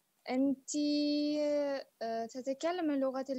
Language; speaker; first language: Arabic; non-native, learner; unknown